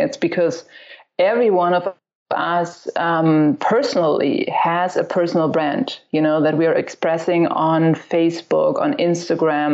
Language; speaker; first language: English; non-native, fluent; German